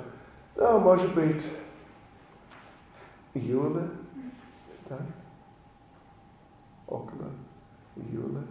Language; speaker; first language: Russian; non-native, learner; English